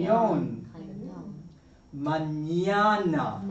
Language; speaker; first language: Spanish; non-native, fluent; English